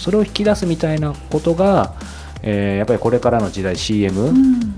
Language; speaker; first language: Japanese; native; Japanese